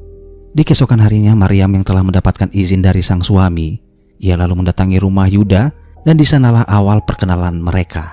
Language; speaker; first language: Indonesian; native; Indonesian